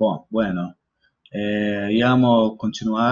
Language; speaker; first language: Spanish; non-native, learner; Portuguese